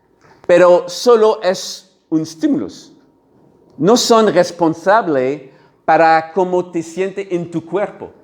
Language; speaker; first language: Spanish; non-native, learner; French